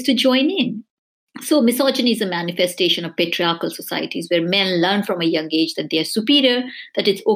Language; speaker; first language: English; non-native, local second language; Hindi